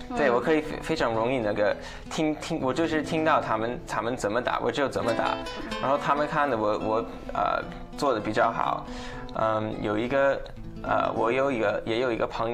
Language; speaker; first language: Chinese; non-native, fluent; English